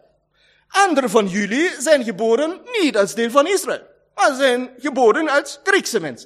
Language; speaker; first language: Dutch; non-native, learner; German